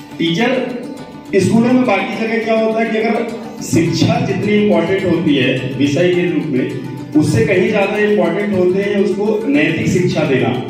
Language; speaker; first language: Hindi; native; Hindi